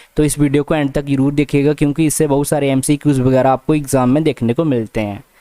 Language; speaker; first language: Hindi; non-native, local second language; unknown